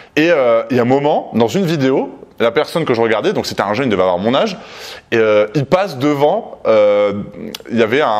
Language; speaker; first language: French; native; French